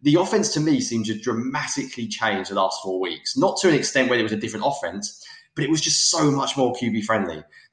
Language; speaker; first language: English; native; English